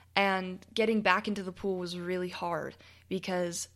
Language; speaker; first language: English; native; English